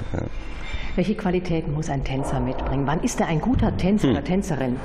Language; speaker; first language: German; native; German